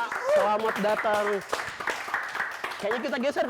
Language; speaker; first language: Indonesian; native; Indonesian